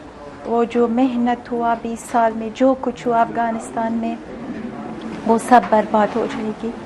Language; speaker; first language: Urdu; non-native, learner; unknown